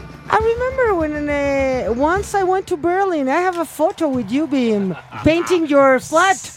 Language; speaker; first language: English; non-native, fluent; Spanish